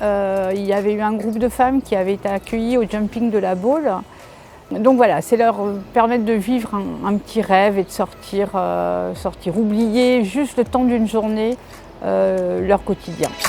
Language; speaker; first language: French; native; French